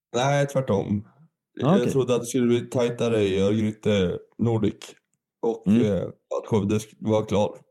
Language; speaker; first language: Swedish; native; Swedish